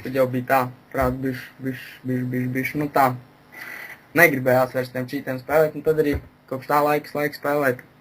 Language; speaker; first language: Latvian; native; Latvian